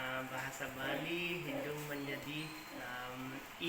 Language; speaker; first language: Indonesian; non-native, learner; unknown